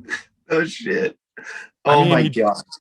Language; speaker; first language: English; native; English